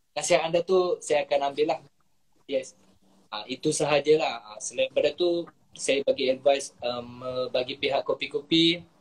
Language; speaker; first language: Malay; native; Malay